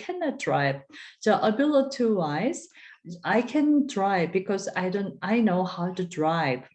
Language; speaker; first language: English; non-native, fluent; Korean